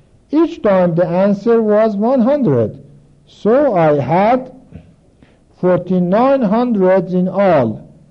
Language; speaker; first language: English; non-native, fluent; Persian